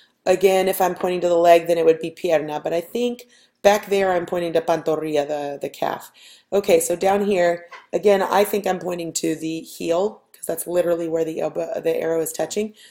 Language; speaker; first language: English; native; English